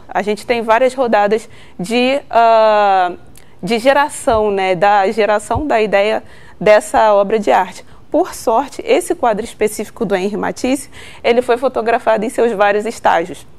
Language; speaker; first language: Portuguese; native; Portuguese